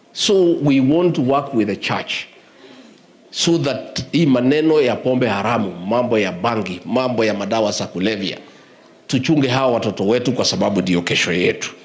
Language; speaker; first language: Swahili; non-native, local second language; Kikuyu